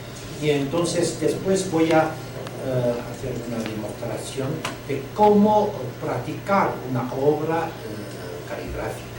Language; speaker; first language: Spanish; non-native, learner; Chinese